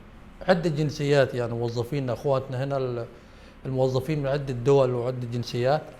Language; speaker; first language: Arabic; native; Arabic